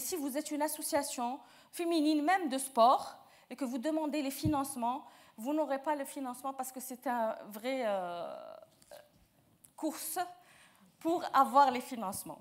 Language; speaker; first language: French; non-native, local second language; Arabic